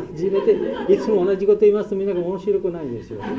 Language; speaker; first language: Japanese; non-native, learner; Bangla